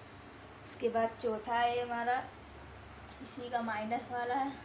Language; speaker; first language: Hindi; native; Hindi